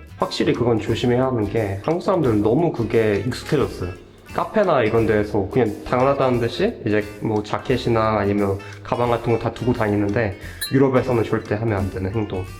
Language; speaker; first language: Korean; native; Korean